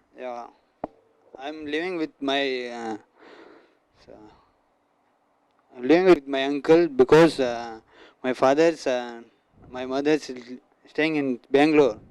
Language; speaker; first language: English; non-native, learner; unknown